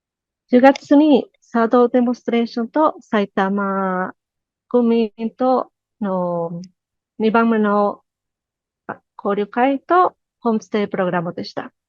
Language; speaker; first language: Japanese; non-native, learner; Spanish